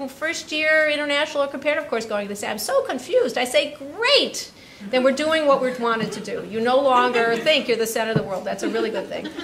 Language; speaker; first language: English; native; English